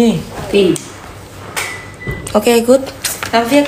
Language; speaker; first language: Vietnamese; non-native, learner; Indonesian